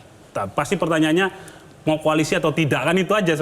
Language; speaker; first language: Indonesian; native; Indonesian